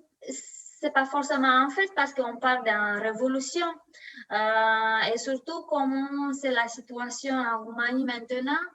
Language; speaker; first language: French; non-native, learner; Romanian